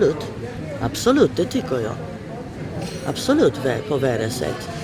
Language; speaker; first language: Swedish; non-native, fluent; Polish